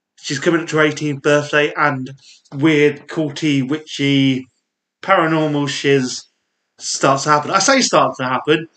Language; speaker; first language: English; native; English